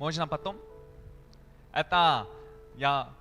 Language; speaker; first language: Russian; non-native, learner; Korean